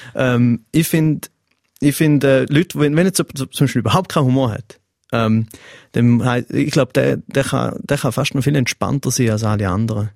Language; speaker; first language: German; native; German